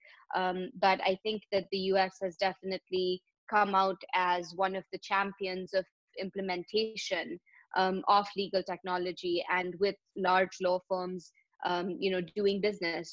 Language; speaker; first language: English; non-native, local second language; Hindi